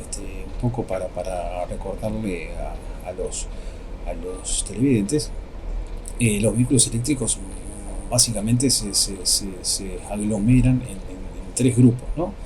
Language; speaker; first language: Spanish; native; Spanish